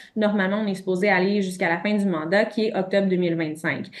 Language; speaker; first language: French; native; French